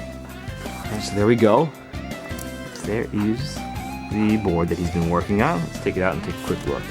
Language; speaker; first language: English; native; English